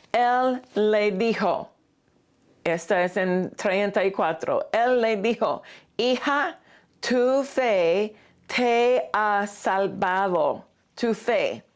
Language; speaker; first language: Spanish; non-native, fluent; English